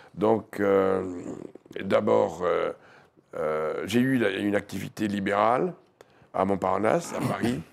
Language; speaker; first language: French; native; French